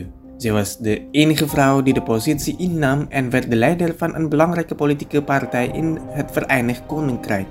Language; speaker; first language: Dutch; non-native, fluent; Indonesian